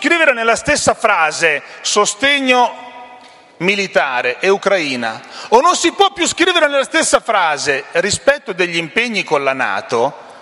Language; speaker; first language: Italian; native; Italian